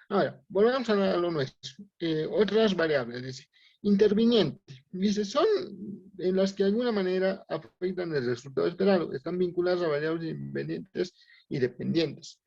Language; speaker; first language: Spanish; native; Spanish